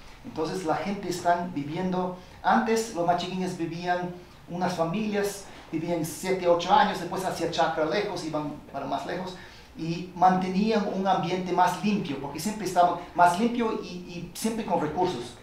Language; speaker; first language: Spanish; non-native, fluent; English